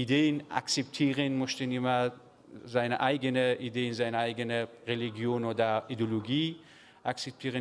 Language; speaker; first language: German; non-native, learner; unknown